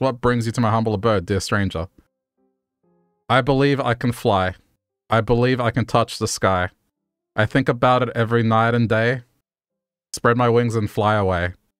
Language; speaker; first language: English; native; English